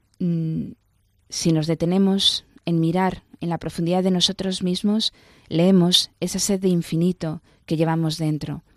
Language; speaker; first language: Spanish; native; Spanish